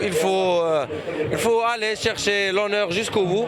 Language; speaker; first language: French; non-native, local second language; Wolof